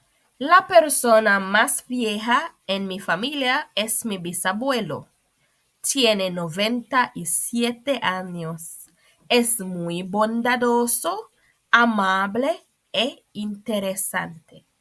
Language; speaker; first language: Spanish; non-native, fluent; English